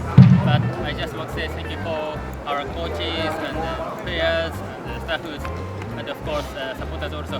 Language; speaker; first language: English; non-native, learner; Indonesian